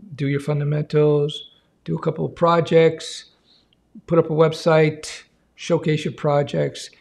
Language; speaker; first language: English; native; English